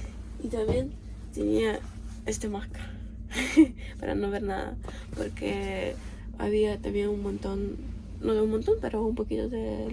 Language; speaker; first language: Spanish; non-native, learner; Ukrainian